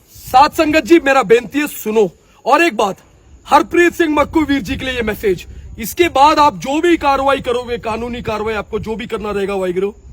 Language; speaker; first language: Hindi; non-native, local second language; Punjabi